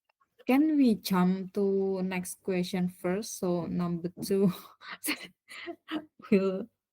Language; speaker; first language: English; non-native, learner; Indonesian